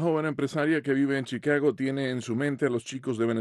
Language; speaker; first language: Spanish; native; Spanish